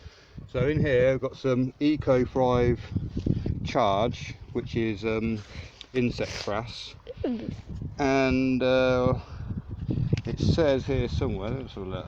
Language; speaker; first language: English; native; English